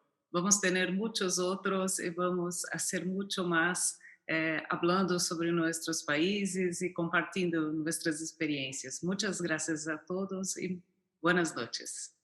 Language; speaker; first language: Spanish; non-native, fluent; Portuguese